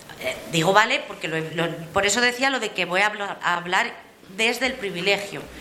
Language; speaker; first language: Spanish; native; Spanish